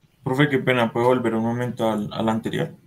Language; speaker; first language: Spanish; native; Spanish